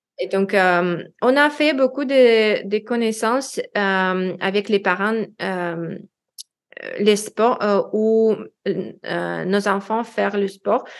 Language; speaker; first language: French; non-native, learner; Russian